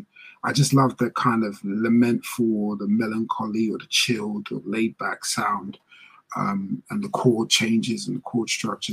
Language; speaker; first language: English; native; English